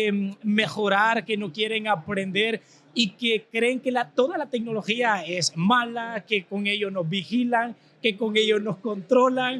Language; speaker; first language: Spanish; native; Spanish